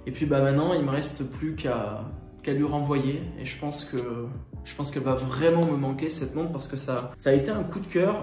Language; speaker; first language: French; native; French